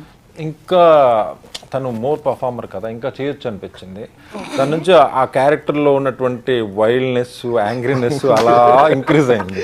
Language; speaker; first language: Telugu; native; Telugu